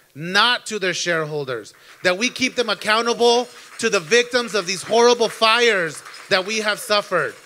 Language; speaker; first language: English; early bilingual, other home language; Spanish